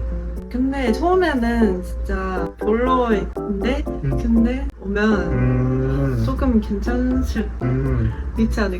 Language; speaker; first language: Korean; non-native, fluent; Japanese